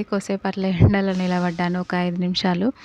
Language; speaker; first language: Telugu; native; Telugu